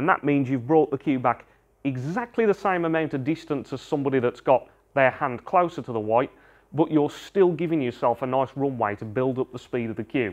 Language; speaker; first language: English; native; English